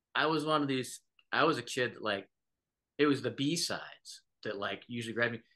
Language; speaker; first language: English; native; English